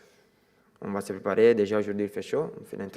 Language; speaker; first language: French; non-native, fluent; Italian